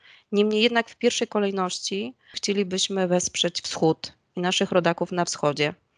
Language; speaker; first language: Polish; native; Polish